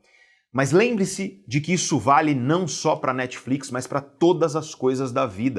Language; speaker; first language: Portuguese; native; Portuguese